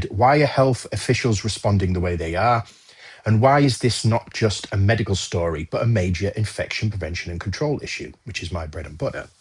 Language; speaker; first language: English; native; English